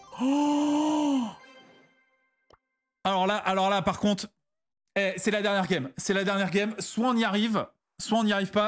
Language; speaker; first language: French; native; French